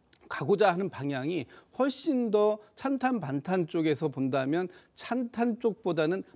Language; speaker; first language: Korean; native; Korean